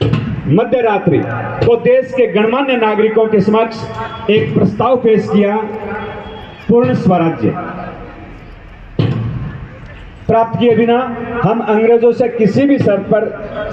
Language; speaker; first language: Hindi; native; Hindi